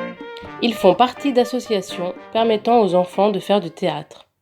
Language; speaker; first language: French; native; French